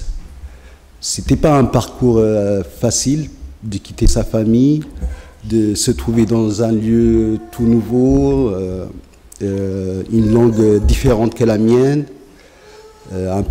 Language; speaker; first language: French; non-native, fluent; Tigrinya